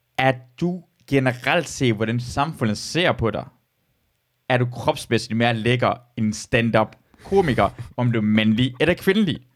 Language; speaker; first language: Danish; early bilingual, other home language; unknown